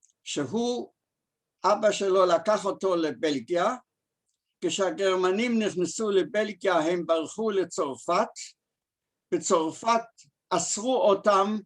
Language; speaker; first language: Hebrew; early bilingual, other home language; German